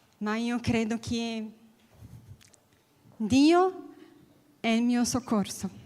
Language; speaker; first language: Italian; non-native, learner; Portuguese